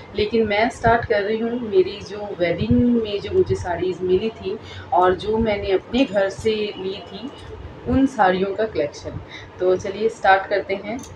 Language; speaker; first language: Hindi; non-native, local second language; Bangla